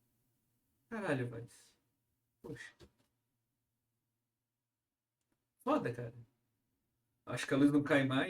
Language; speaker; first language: Portuguese; native; Portuguese